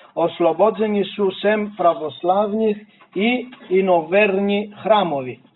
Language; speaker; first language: Serbian; non-native, fluent; Greek